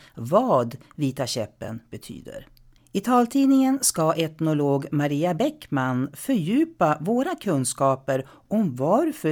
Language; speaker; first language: Swedish; native; Swedish